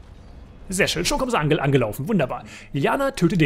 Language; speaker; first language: German; native; German